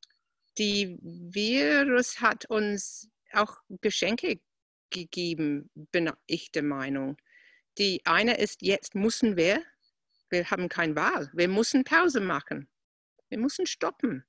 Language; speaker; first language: German; non-native, fluent; English